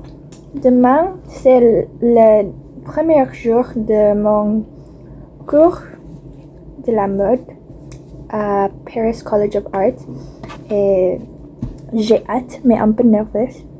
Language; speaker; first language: French; non-native, learner; Indonesian